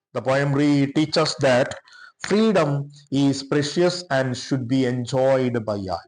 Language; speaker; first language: English; non-native, local second language; Malayalam